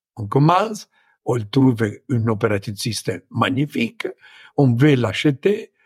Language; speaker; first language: French; non-native, fluent; Italian